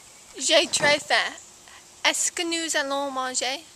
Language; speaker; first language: French; non-native, learner; English